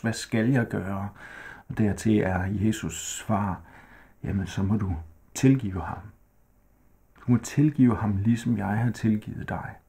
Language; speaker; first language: Danish; native; Danish